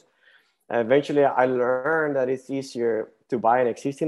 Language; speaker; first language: English; non-native, fluent; Spanish